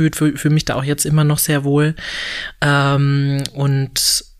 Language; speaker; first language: German; native; German